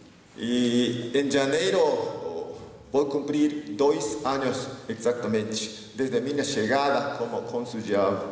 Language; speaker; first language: Spanish; non-native, learner; Japanese